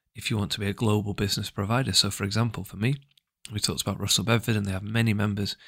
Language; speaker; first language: English; native; English